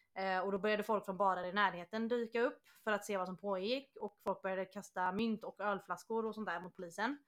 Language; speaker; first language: Swedish; native; Swedish